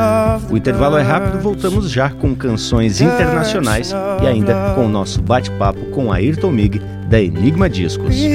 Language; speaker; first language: Portuguese; native; Portuguese